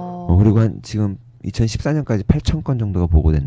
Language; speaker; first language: Korean; native; Korean